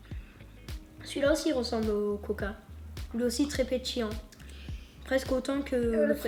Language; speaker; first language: French; native; French